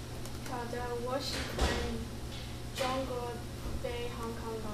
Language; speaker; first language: Chinese; non-native, learner; English